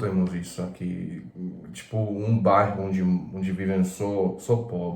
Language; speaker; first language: Portuguese; non-native, fluent; Croatian